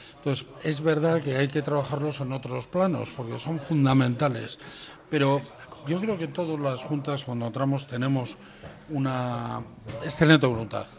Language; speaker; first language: Spanish; native; Spanish